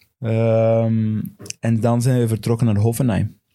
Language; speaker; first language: Dutch; non-native, fluent; Portuguese